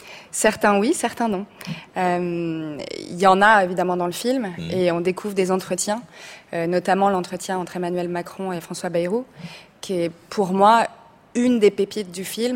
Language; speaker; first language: French; native; French